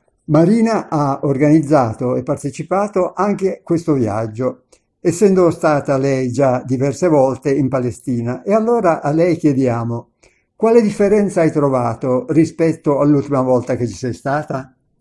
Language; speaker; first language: Italian; native; Italian